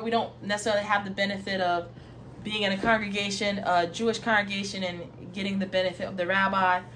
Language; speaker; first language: English; native; English